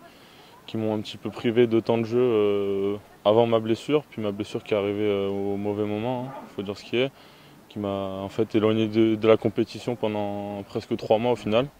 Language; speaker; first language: French; native; French